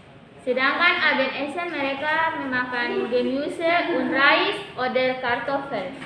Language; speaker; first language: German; non-native, learner; Indonesian